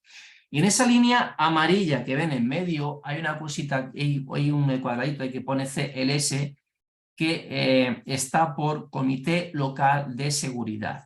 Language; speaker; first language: Spanish; native; Spanish